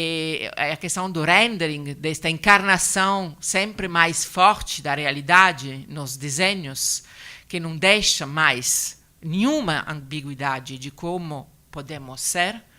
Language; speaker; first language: Portuguese; non-native, learner; Italian